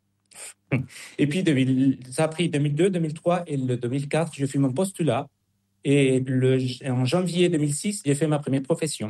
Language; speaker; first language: French; non-native, fluent; Spanish